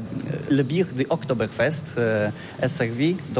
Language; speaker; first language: French; non-native, learner; Polish